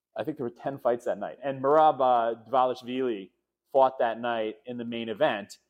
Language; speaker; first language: English; native; English